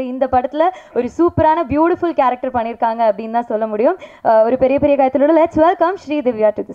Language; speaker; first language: Tamil; native; Tamil